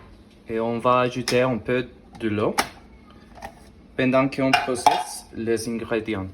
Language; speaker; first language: French; non-native, learner; Spanish